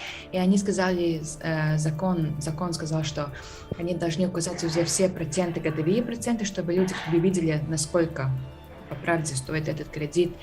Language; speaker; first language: Russian; non-native, fluent; Latvian